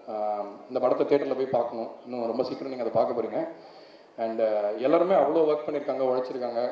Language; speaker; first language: Tamil; native; Tamil